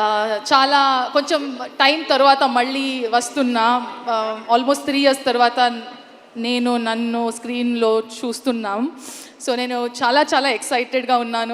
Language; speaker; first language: Telugu; non-native, learner; Kannada